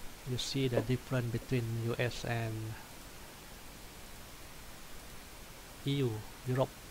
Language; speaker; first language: English; non-native, local second language; Malay